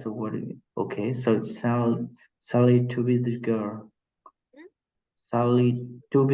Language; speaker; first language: English; non-native, learner; Vietnamese